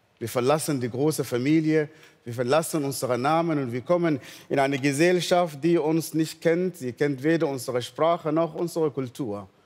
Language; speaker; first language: German; non-native, fluent; Arabic